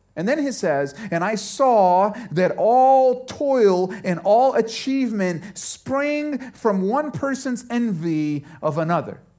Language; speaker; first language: English; early bilingual, other home language; German